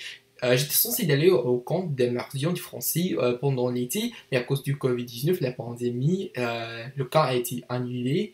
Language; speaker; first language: French; non-native, learner; English